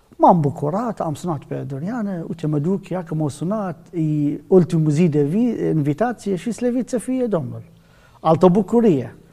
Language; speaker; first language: Romanian; non-native, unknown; Arabic